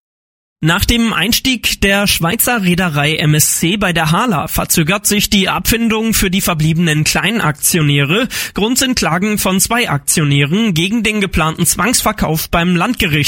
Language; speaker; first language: German; native; German